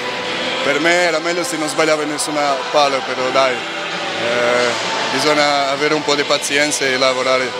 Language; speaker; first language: Italian; non-native, learner; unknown